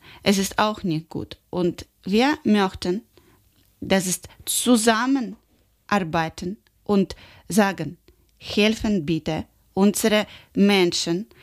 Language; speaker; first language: German; non-native, learner; Ukrainian